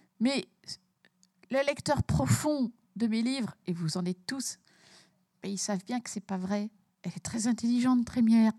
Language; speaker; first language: French; early bilingual, heritage; French